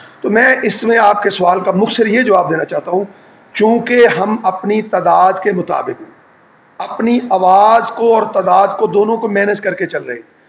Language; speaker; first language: Urdu; non-native, local second language; Punjabi